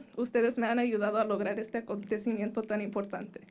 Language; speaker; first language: Spanish; early bilingual, heritage; Spanish